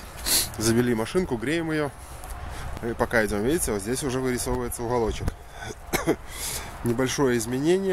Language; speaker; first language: Russian; native; Russian